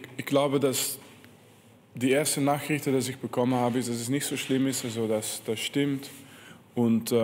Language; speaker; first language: German; non-native, fluent; French